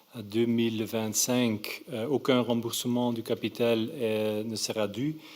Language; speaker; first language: French; non-native, local second language; Dutch